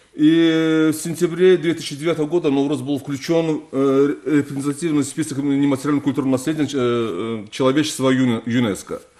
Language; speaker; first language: Russian; non-native, local second language; Azerbaijani